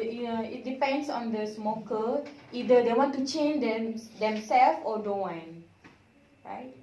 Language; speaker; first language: English; non-native, learner; Malay